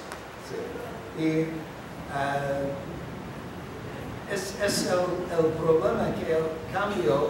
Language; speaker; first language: Spanish; non-native, fluent; English